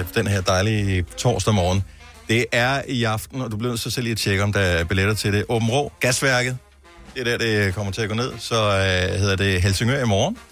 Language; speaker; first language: Danish; native; Danish